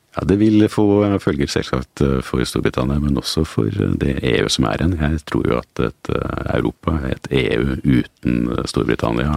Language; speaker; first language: Norwegian; native; Norwegian